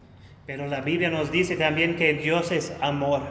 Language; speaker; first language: Spanish; non-native, fluent; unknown